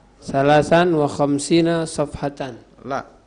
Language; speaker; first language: Arabic; non-native, learner; Indonesian